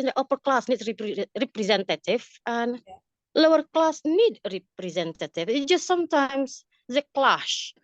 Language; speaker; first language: English; non-native, fluent; Indonesian